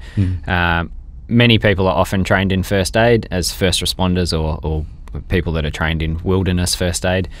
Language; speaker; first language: English; native; English